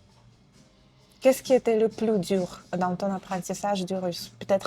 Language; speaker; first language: French; non-native, fluent; Russian